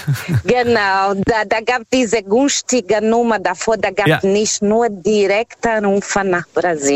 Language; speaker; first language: German; non-native, fluent; Portuguese